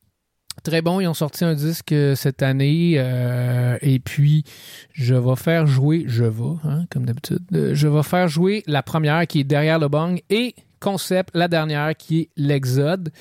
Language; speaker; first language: French; native; French